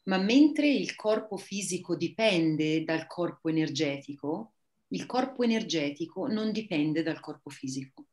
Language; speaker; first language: Italian; native; Italian